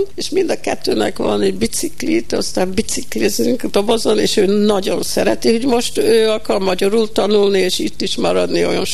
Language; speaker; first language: Hungarian; early bilingual, heritage; Hungarian